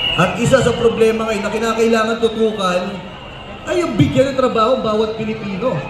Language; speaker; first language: Filipino; native; Filipino